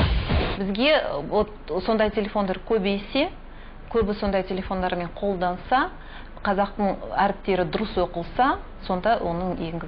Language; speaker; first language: Kazakh; non-native, local second language; Russian